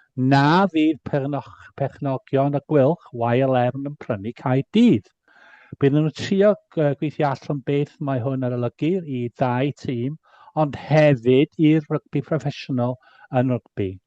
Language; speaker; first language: Welsh; non-native, fluent; English